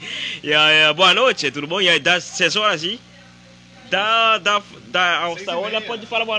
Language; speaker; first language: Portuguese; non-native, learner; Haitian Creole